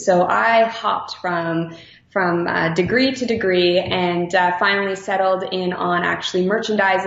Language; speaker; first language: English; native; English